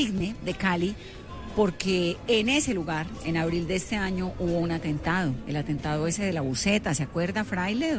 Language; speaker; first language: Spanish; native; Spanish